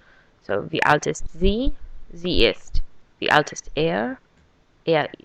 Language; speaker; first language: German; non-native, fluent; English